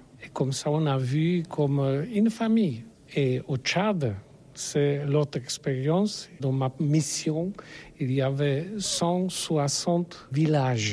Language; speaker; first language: French; non-native, learner; Polish